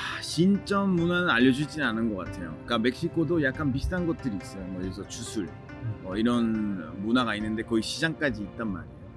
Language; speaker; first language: Korean; non-native, fluent; Spanish